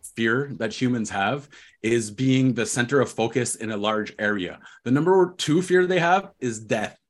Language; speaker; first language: English; native; English